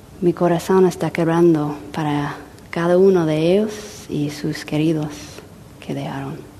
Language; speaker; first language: Spanish; non-native, fluent; English